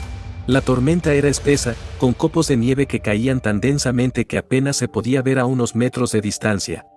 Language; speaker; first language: Spanish; native; Spanish